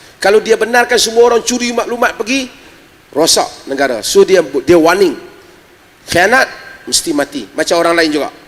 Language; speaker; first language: Malay; native; Malay